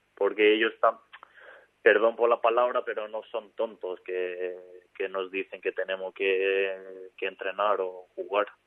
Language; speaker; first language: Spanish; non-native, fluent; Albanian